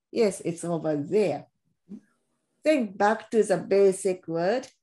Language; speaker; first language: English; non-native, fluent; Japanese